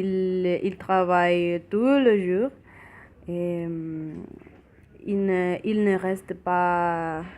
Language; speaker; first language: French; non-native, learner; Spanish